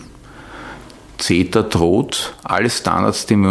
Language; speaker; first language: German; native; German